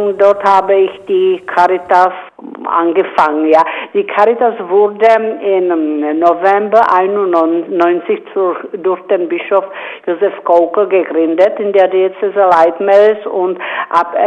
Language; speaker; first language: German; non-native, fluent; Czech